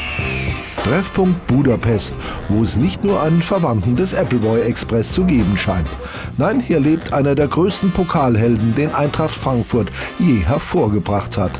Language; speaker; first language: German; native; German